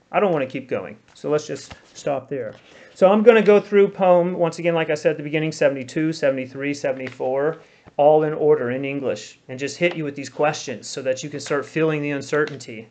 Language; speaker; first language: English; native; English